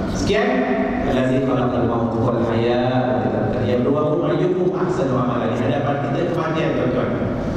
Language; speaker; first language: Malay; native; Malay